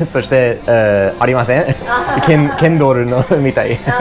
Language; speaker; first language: Japanese; non-native, learner; English